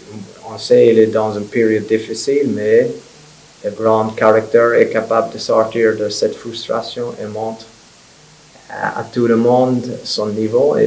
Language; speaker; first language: French; non-native, fluent; English